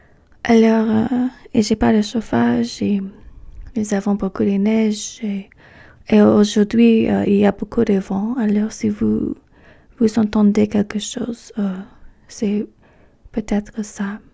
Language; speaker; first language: French; non-native, fluent; English